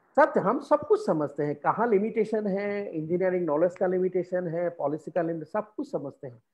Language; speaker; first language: Hindi; non-native, local second language; Assamese